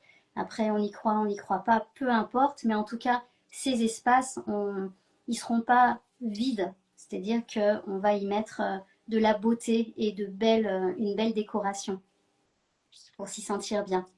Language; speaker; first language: French; native; French